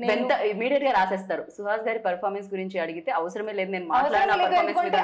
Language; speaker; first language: Telugu; native; Telugu